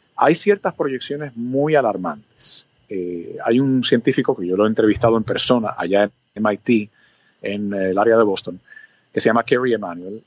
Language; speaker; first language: Spanish; early bilingual, other home language; English